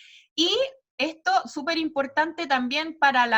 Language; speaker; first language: Spanish; native; Spanish